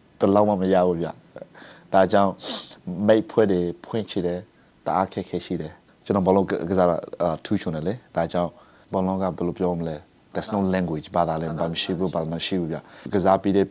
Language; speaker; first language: Burmese; non-native, local second language; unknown